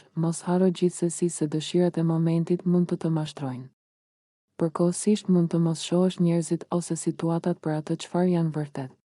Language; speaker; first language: Albanian; native; Albanian